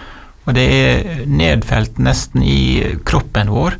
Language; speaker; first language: Norwegian; native; Norwegian